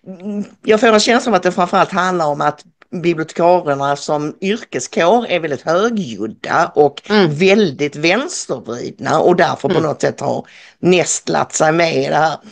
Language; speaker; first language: Swedish; native; Swedish